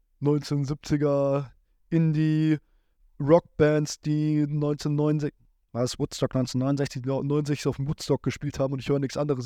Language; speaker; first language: German; native; German